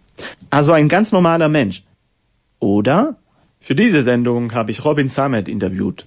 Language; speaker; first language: German; non-native, fluent; Hebrew